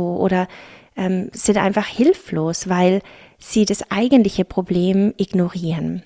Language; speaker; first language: German; native; German